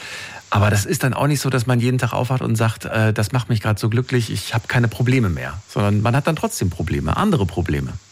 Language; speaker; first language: German; native; German